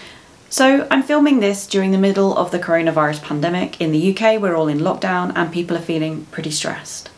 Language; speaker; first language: English; native; English